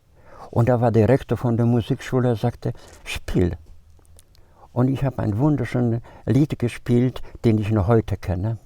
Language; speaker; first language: German; non-native, fluent; Polish